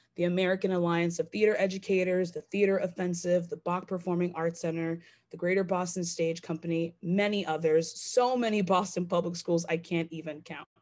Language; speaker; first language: English; native; English